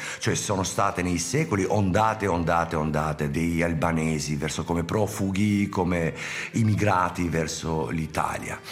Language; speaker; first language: Italian; non-native, fluent; Albanian